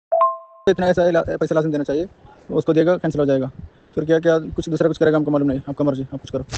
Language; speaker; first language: Hindi; non-native, learner; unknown